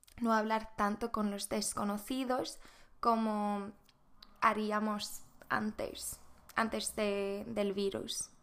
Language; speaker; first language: Spanish; non-native, fluent; Swedish